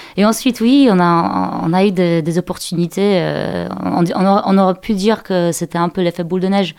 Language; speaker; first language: French; non-native, fluent; Polish